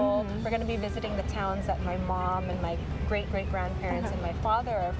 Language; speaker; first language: English; early bilingual, other home language; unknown